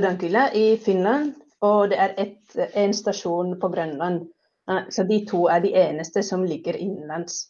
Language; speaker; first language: Norwegian; non-native, fluent; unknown